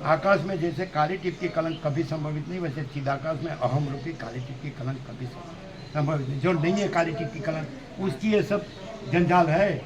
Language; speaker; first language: Hindi; non-native, local second language; Gujarati